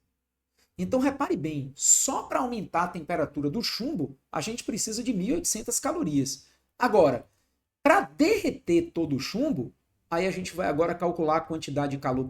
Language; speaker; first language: Portuguese; native; Portuguese